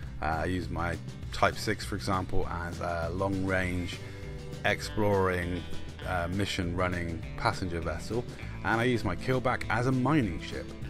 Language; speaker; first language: English; native; English